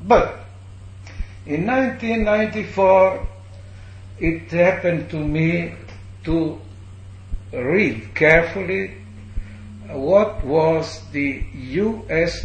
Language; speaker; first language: English; non-native, fluent; Italian